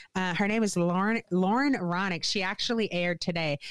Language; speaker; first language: English; native; English